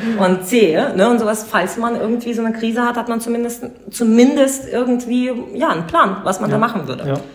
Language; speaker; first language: German; non-native, fluent; Russian